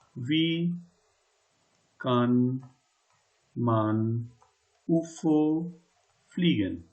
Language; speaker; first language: German; non-native, fluent; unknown